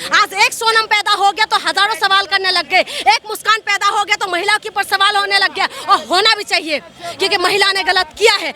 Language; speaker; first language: Hindi; non-native, local second language; Assamese